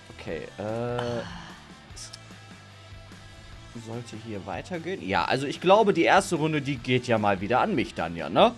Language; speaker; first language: German; native; German